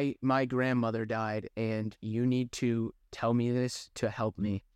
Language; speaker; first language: English; native; English